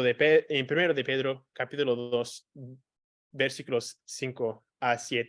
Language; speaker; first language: Spanish; non-native, fluent; English